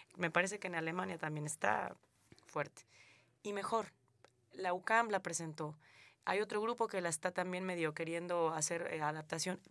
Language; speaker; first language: Spanish; native; Spanish